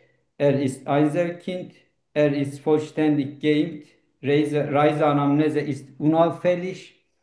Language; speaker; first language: German; non-native, learner; Turkish